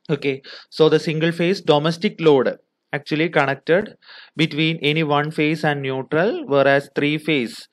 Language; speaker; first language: English; non-native, local second language; Malayalam